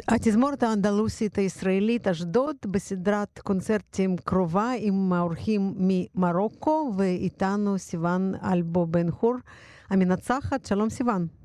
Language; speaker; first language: Hebrew; non-native, fluent; Russian